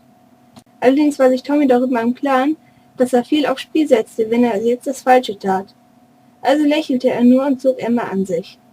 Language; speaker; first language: German; native; German